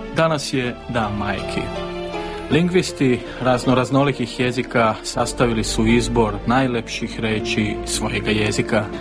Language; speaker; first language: Serbian; early bilingual, heritage; Serbian